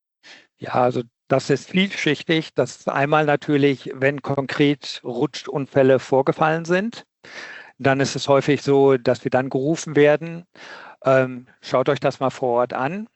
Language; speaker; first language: German; native; German